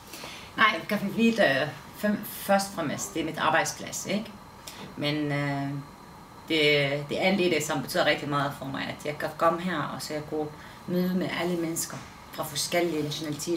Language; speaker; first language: Danish; non-native, fluent; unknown